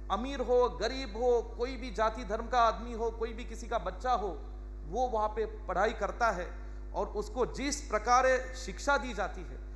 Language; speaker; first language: Hindi; non-native, local second language; Marathi